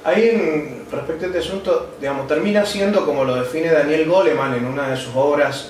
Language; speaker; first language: Spanish; native; Spanish